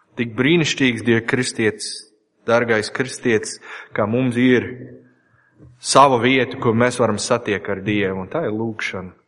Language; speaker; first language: Latvian; non-native, learner; English